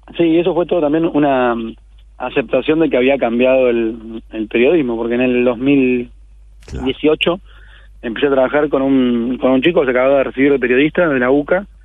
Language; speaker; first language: Spanish; native; Spanish